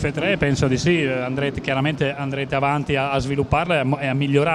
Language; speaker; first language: Italian; native; Italian